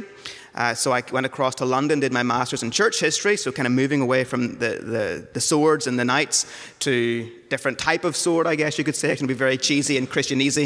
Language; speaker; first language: English; native; English